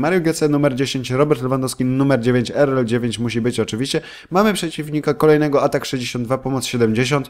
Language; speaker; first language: Polish; native; Polish